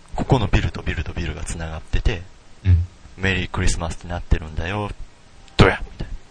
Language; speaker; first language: Japanese; native; Japanese